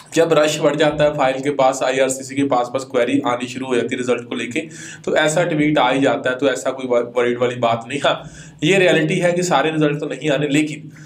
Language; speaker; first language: Hindi; non-native, local second language; Punjabi